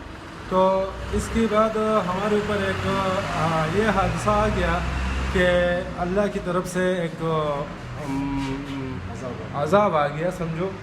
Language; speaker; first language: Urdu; non-native, local second language; Pashto